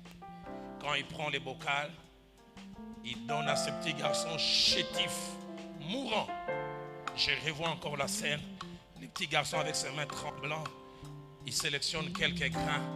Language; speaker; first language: French; non-native, local second language; Lingala